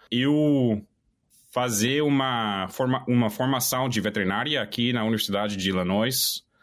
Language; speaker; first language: Portuguese; non-native, fluent; English